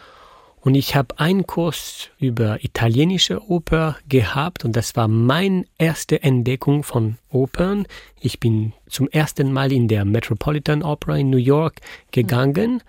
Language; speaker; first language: German; non-native, fluent; French